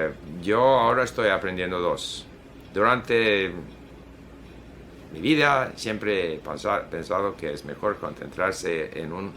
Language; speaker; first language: Spanish; non-native, fluent; Swedish